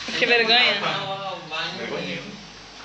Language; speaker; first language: Portuguese; non-native, learner; Spanish